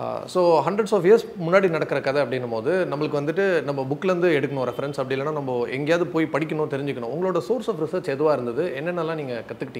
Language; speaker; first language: Tamil; native; Tamil